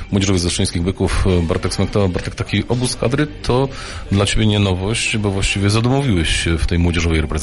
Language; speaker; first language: Polish; native; Polish